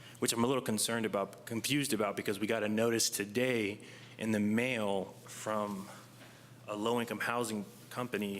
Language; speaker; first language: English; native; English